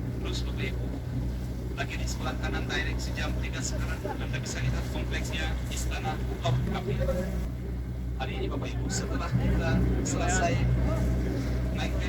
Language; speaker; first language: Indonesian; non-native, fluent; Turkish